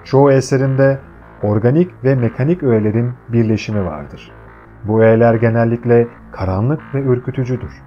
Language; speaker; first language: Turkish; native; Turkish